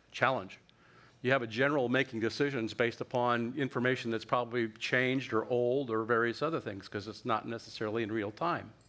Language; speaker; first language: English; native; English